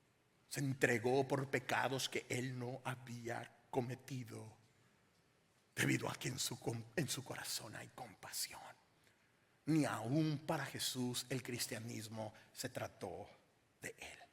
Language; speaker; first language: Spanish; native; Spanish